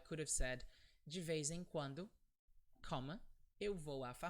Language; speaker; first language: Portuguese; non-native, fluent; English